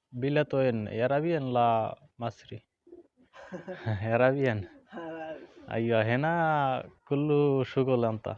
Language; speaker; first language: Arabic; non-native, learner; Bangla